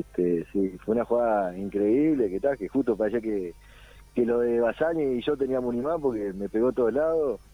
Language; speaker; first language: Spanish; native; Spanish